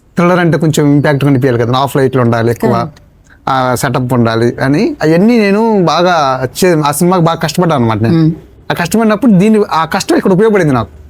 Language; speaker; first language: Telugu; native; Telugu